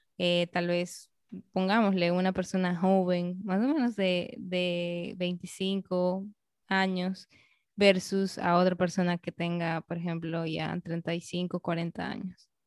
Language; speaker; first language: Spanish; native; Spanish